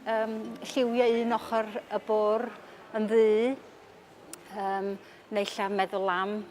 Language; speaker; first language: Welsh; native; Welsh